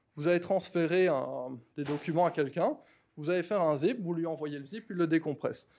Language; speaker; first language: French; native; French